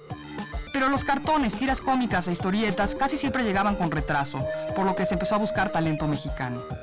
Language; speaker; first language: Spanish; native; Spanish